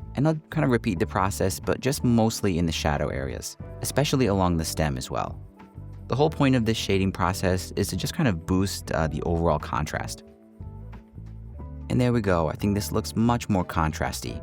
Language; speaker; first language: English; native; English